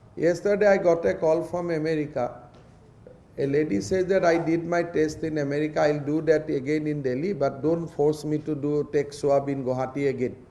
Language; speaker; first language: English; non-native, local second language; Assamese